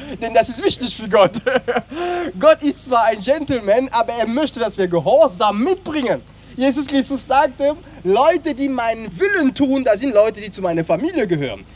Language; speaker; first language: German; non-native, fluent; French